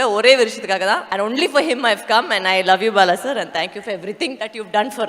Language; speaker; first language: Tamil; native; Tamil